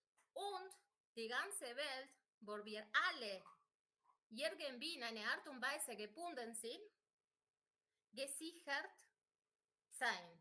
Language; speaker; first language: German; non-native, fluent; Spanish